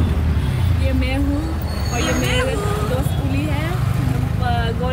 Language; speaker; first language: Hindi; non-native, local second language; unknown